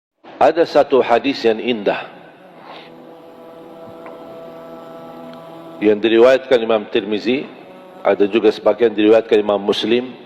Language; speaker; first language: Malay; non-native, fluent; Arabic